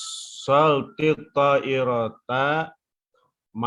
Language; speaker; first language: Arabic; non-native, learner; Indonesian